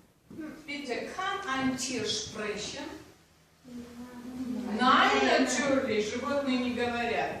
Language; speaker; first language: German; non-native, fluent; Russian